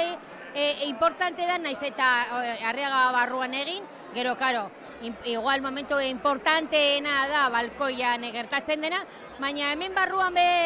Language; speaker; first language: Basque; non-native, local second language; Spanish